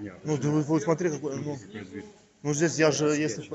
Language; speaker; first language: Russian; non-native, fluent; Italian